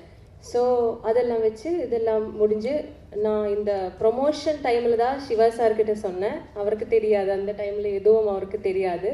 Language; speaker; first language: Tamil; non-native, learner; Malayalam